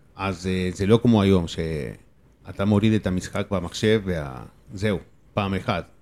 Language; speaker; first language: Hebrew; non-native, fluent; Spanish